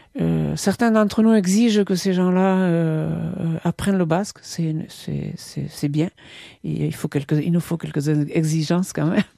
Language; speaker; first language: French; non-native, local second language; Basque